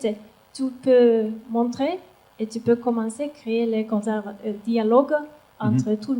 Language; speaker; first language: French; non-native, learner; Turkish